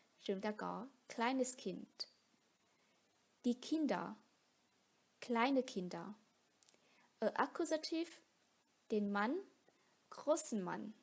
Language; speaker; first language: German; non-native, fluent; Vietnamese